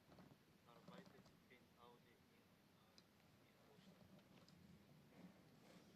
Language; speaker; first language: German; non-native, learner; Macedonian